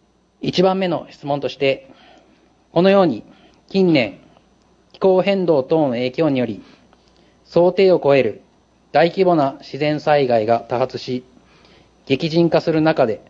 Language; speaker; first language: Japanese; native; Japanese